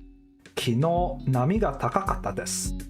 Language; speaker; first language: Japanese; non-native, learner; English